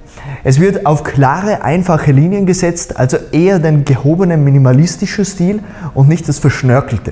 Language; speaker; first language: German; native; German